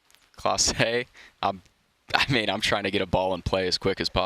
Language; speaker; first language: English; native; English